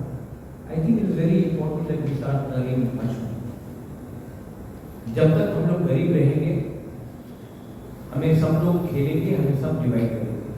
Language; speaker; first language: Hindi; non-native, local second language; Kok Borok